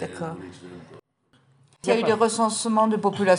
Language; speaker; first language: French; native; French